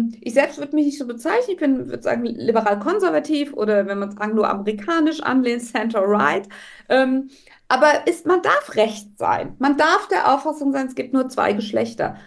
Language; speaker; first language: German; native; German